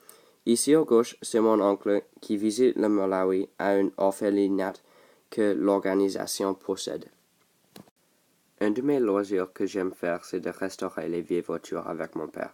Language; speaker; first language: French; non-native, local second language; English